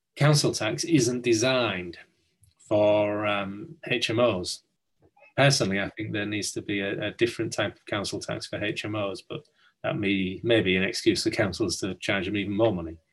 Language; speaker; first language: English; native; English